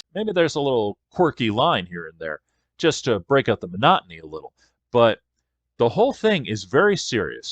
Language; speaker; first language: English; native; English